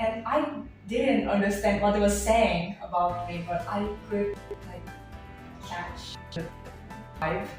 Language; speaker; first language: English; non-native, fluent; Portuguese